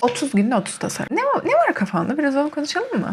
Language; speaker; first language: Turkish; native; Turkish